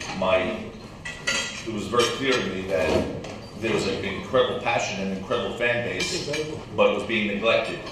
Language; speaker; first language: English; native; English